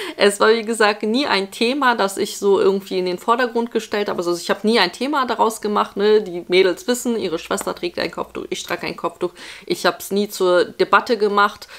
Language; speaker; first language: German; early bilingual, other home language; Polish